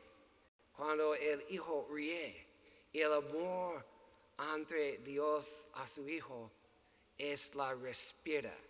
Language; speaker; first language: Spanish; non-native, learner; English